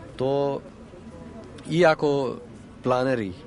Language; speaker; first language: Croatian; non-native, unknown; Gujarati